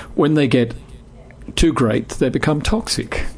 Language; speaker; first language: English; native; English